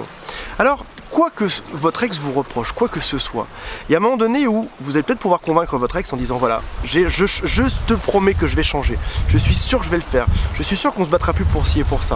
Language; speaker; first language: French; native; French